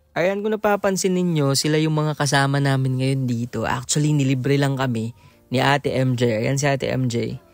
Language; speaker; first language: Filipino; non-native, local second language; Iloko